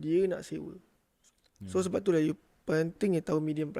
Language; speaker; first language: Malay; native; Malay